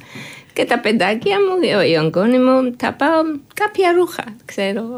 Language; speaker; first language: Greek; non-native, fluent; Georgian